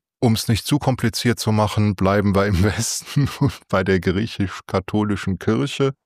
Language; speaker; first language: German; native; German